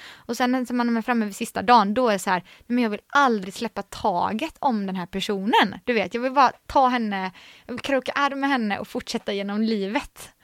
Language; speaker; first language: Swedish; native; Swedish